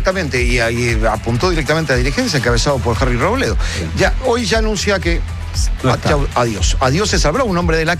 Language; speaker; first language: Spanish; native; Spanish